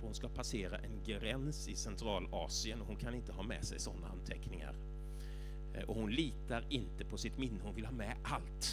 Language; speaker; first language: Swedish; native; Swedish